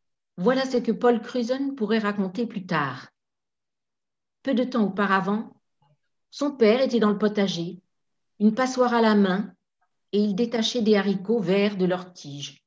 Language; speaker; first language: French; native; French